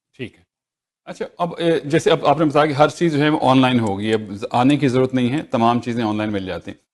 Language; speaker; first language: Urdu; native; Urdu